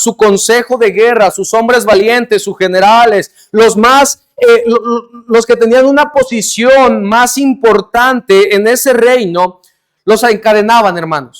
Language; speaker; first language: Spanish; native; Spanish